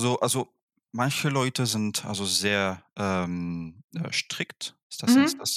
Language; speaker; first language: German; non-native, fluent; Arabic